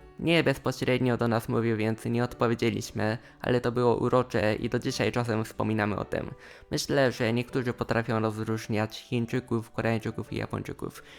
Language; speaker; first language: Polish; non-native, fluent; Japanese